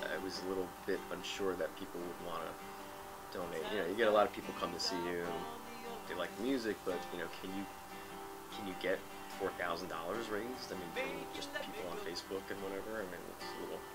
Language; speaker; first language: English; native; English